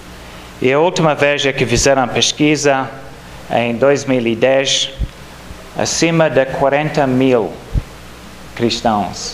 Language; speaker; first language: Portuguese; non-native, fluent; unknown